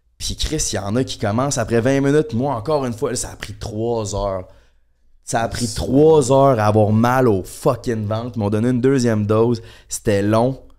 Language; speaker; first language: French; native; French